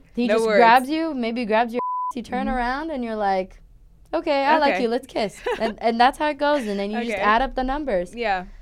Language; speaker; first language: English; non-native, fluent; Portuguese